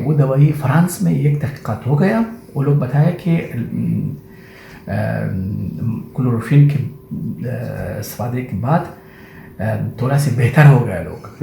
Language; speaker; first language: Hindi; non-native, learner; Persian